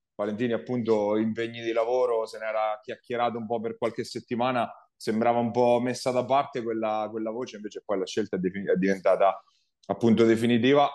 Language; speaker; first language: Italian; native; Italian